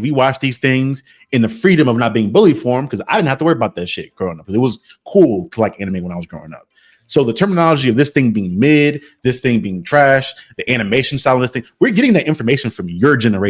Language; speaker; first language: English; native; English